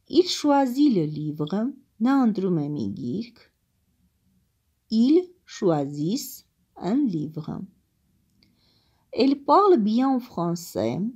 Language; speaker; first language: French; non-native, fluent; Armenian